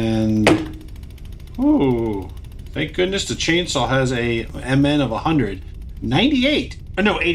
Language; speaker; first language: English; native; English